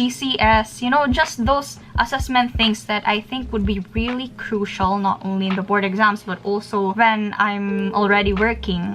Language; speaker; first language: English; non-native, local second language; Filipino